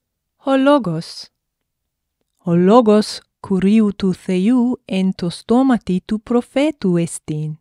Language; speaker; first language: Greek; non-native, fluent; English